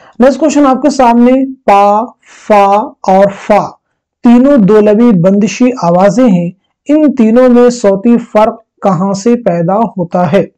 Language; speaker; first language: Hindi; native; Hindi